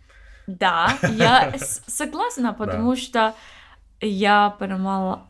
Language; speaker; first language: Russian; non-native, learner; English